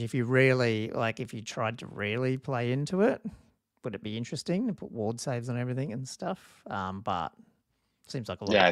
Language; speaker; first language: English; native; English